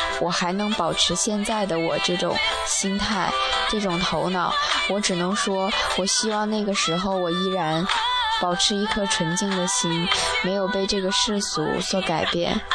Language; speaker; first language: Chinese; native; Chinese